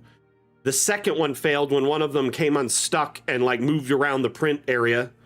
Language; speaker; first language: English; native; English